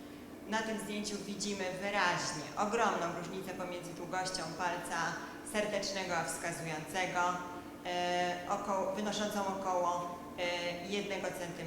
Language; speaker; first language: Polish; native; Polish